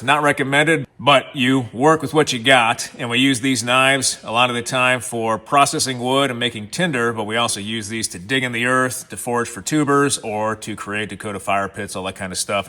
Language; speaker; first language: English; native; English